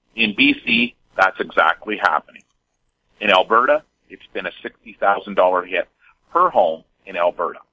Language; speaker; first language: English; native; English